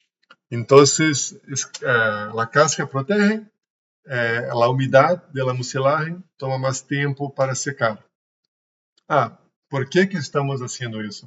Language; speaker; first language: Spanish; non-native, learner; Portuguese